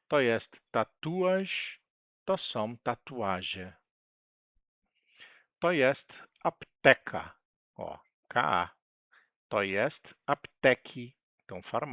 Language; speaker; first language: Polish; non-native, learner; Portuguese